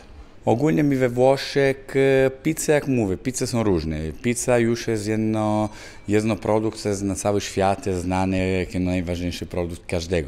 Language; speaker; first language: Polish; non-native, learner; Italian